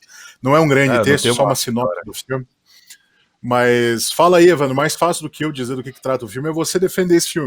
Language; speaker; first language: Portuguese; native; Portuguese